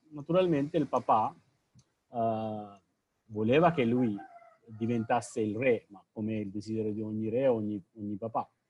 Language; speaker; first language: Italian; non-native, fluent; Sinhala